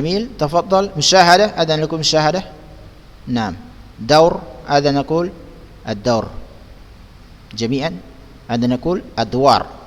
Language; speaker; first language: Arabic; non-native, fluent; Indonesian